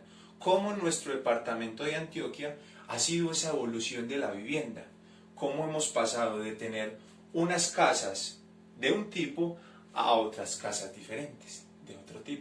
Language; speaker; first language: Spanish; native; Spanish